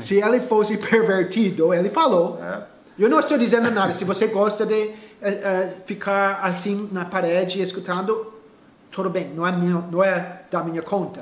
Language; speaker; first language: Portuguese; non-native, fluent; English